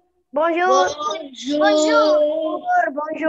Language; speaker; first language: French; non-native, local second language; Arabic